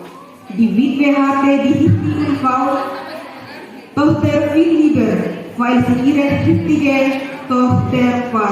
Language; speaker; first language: German; non-native, learner; Indonesian